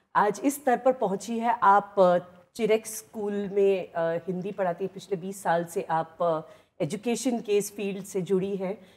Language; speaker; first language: Hindi; native; Hindi